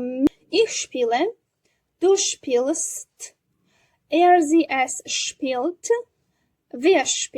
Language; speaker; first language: German; non-native, learner; Georgian